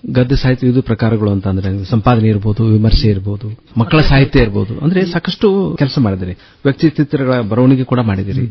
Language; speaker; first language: Kannada; native; Kannada